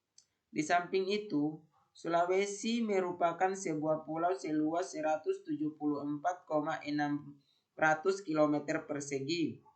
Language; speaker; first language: Indonesian; native; Indonesian